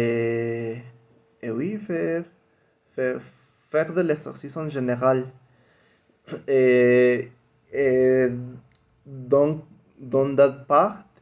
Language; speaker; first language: French; non-native, learner; Spanish